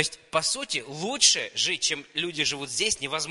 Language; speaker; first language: Russian; native; Russian